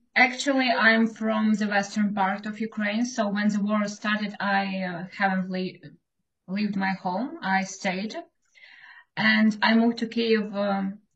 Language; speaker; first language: English; non-native, fluent; Ukrainian